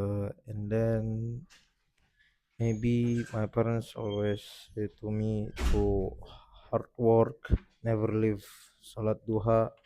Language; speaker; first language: English; non-native, learner; Indonesian